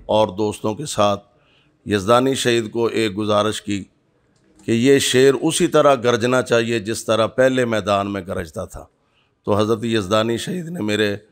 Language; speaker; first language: Urdu; non-native, local second language; Punjabi